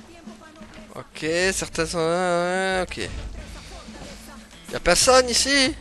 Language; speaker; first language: French; native; French